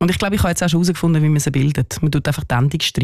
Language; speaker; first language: German; native; German